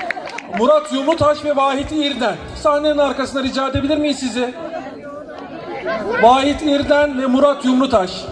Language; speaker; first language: Turkish; native; Turkish